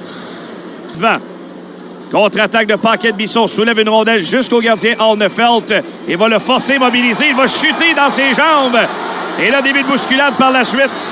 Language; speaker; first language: French; native; French